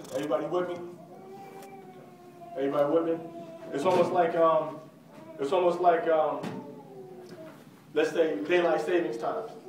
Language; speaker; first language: English; native; English